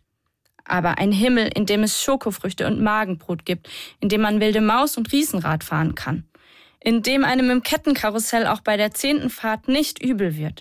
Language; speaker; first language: German; native; German